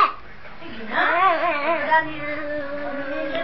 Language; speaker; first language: Filipino; non-native, local second language; Cebuano